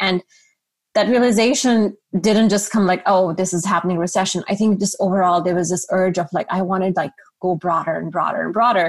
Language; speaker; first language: English; non-native, local second language; Urdu